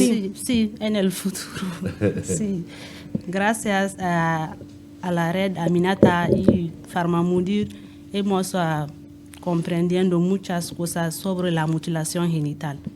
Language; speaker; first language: Spanish; non-native, learner; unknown